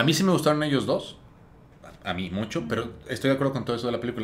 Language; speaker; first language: Spanish; native; Spanish